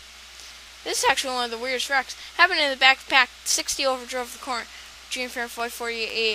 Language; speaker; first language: English; native; English